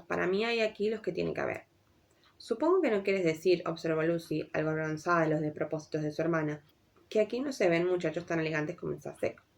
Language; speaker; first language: Spanish; native; Spanish